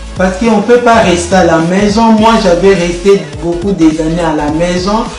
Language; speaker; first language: French; non-native, local second language; Lingala